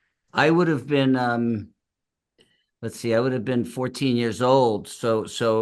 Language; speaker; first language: English; native; English